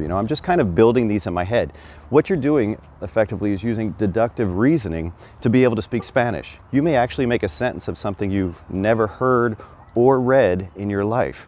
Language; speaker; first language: English; native; English